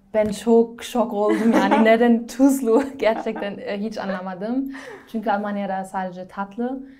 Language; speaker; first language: Turkish; non-native, learner; German